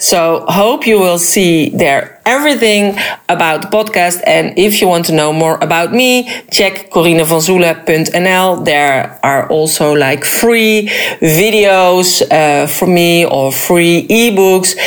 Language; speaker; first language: English; non-native, fluent; Dutch